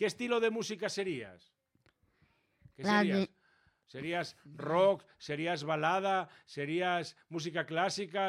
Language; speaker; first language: Spanish; native; Spanish